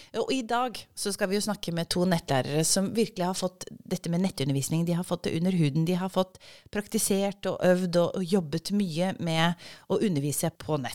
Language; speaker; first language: Norwegian; native; Norwegian